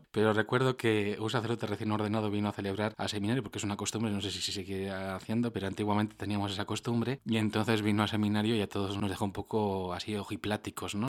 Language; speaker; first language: Spanish; native; Spanish